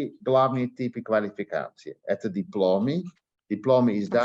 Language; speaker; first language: Russian; non-native, learner; Dutch